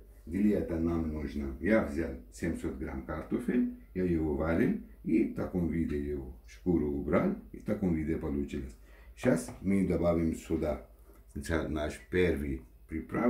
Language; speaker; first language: Russian; non-native, learner; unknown